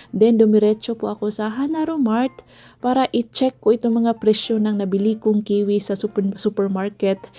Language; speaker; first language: Filipino; non-native, local second language; Cebuano